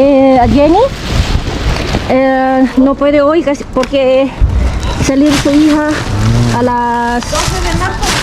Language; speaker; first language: Spanish; non-native, learner; Filipino